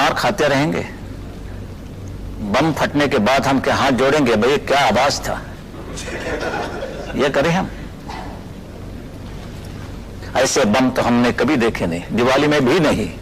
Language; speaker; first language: Hindi; non-native, local second language; Marathi